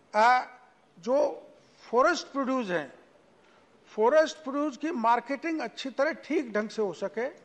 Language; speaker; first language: Hindi; native; Hindi